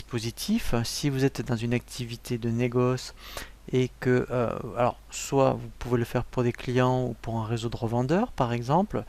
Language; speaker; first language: French; native; French